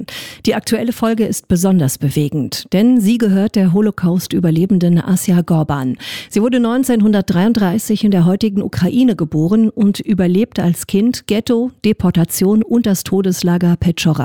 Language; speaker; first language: German; native; German